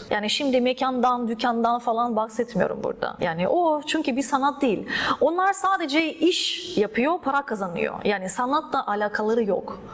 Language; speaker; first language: Turkish; early bilingual, other home language; Russian